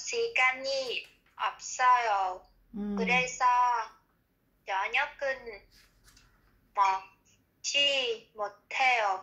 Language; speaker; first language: Korean; non-native, learner; Vietnamese